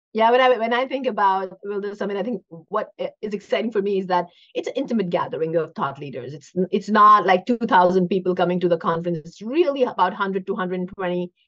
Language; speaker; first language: English; non-native, local second language; Hindi